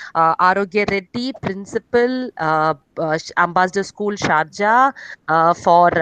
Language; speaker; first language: English; non-native, local second language; Tamil